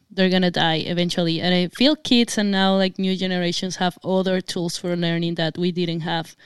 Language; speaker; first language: English; non-native, fluent; Spanish